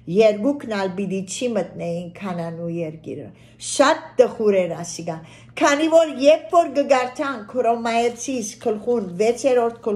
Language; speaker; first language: Armenian; early bilingual, heritage; Armenian